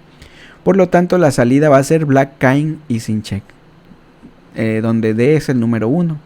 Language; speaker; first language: Spanish; native; Spanish